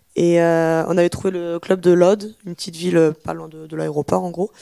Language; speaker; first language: French; native; French